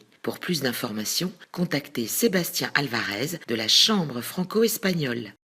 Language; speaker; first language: French; native; French